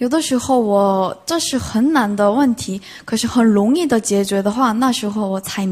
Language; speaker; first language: Chinese; non-native, fluent; Korean